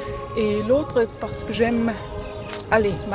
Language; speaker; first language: French; non-native, learner; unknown